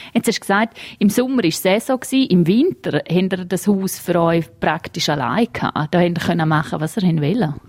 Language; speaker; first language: German; native; German